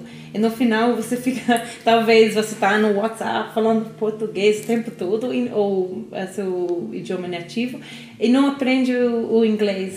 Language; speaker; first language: Portuguese; non-native, learner; English